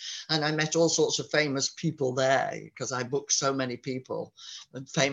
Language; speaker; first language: English; native; English